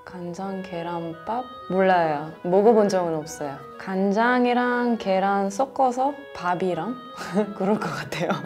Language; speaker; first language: Korean; non-native, fluent; French